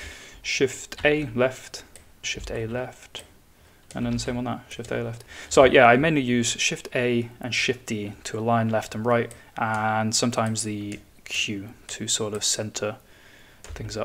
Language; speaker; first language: English; native; English